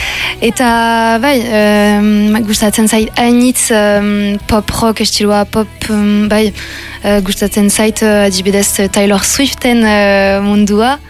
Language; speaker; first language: Basque; non-native, local second language; French